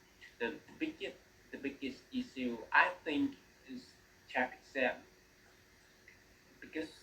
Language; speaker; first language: English; non-native, learner; Vietnamese